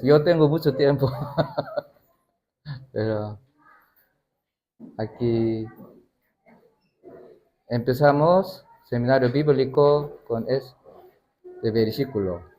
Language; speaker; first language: Spanish; non-native, learner; Korean